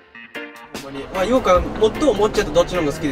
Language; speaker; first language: Japanese; native; Japanese